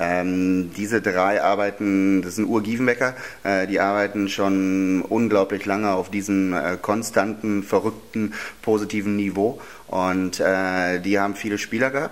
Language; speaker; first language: German; native; German